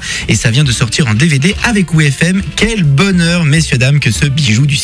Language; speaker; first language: French; native; French